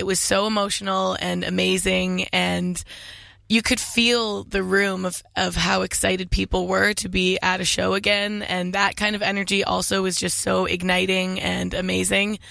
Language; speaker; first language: English; native; English